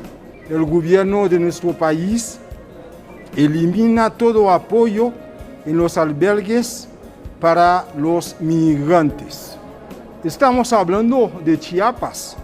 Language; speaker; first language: Spanish; non-native, fluent; Haitian Creole